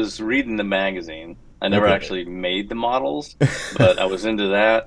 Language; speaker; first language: English; native; English